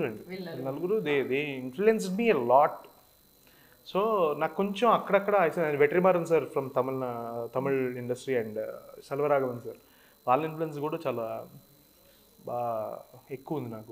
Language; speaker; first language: Telugu; native; Telugu